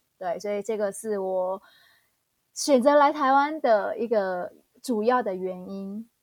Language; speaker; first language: Chinese; non-native, fluent; Vietnamese